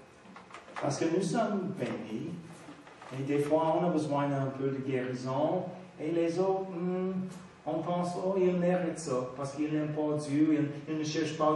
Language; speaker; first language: French; non-native, fluent; English